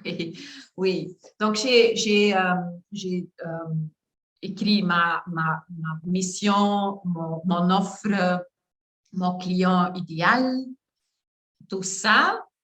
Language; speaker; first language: French; non-native, learner; Dutch